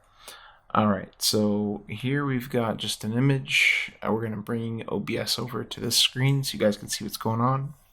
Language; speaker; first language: English; native; English